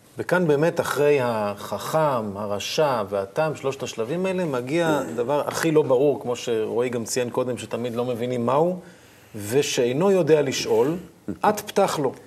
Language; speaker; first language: Hebrew; native; Hebrew